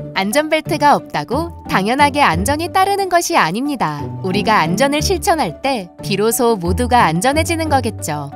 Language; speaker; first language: Korean; native; Korean